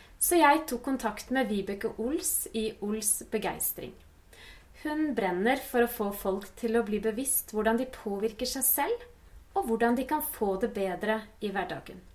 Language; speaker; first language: Norwegian; native; Norwegian